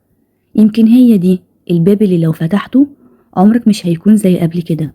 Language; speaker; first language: Arabic; native; Arabic